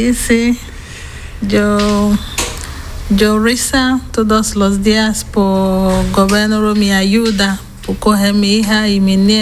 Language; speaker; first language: Spanish; non-native, learner; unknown